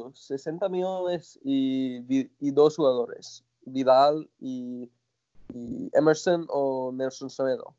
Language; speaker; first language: Spanish; non-native, fluent; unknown